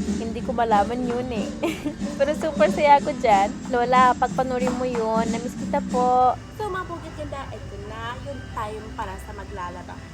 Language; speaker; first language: Filipino; non-native, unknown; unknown